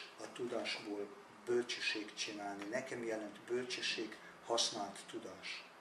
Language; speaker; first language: Hungarian; non-native, learner; German